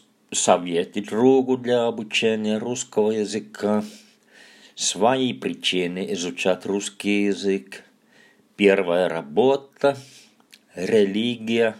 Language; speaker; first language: Russian; non-native, fluent; Finnish